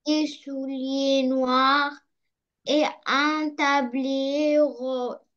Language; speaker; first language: French; non-native, learner; Arabic